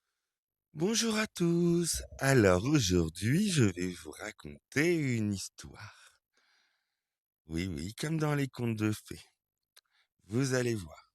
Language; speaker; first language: French; native; French